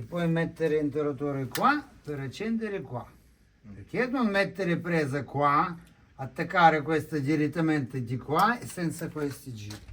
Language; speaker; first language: Italian; non-native, learner; Russian